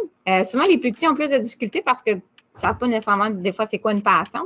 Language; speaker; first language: French; native; French